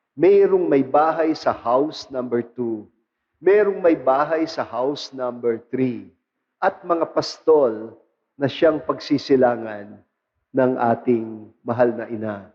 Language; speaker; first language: Filipino; non-native, local second language; Pampanga